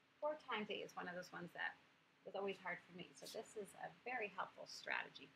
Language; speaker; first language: English; native; English